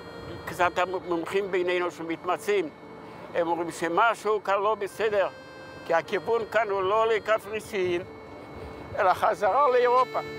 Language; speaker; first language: Hebrew; non-native, fluent; Yiddish